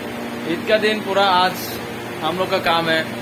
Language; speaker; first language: Hindi; non-native, learner; Bangla